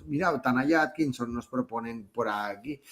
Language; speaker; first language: Spanish; native; Spanish